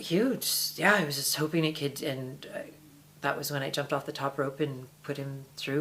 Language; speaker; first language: English; native; English